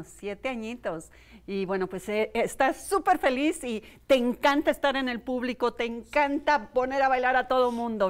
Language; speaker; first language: Spanish; native; Spanish